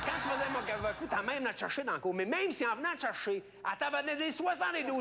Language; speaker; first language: French; native; French